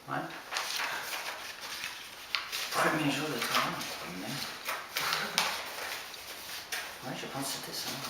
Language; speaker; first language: French; non-native, fluent; English